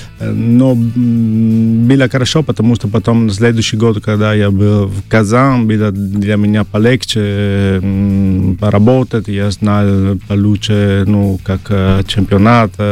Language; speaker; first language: Russian; non-native, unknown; Italian